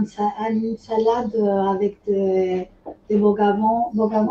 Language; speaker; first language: French; non-native, fluent; Spanish